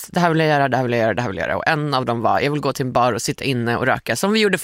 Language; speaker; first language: Swedish; native; Swedish